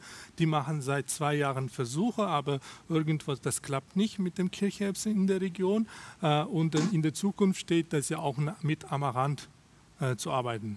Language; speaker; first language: German; non-native, fluent; Russian